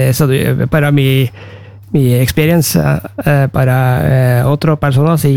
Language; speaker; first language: Spanish; non-native, learner; Norwegian